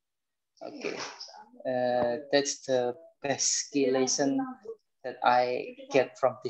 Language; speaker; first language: English; non-native, learner; Indonesian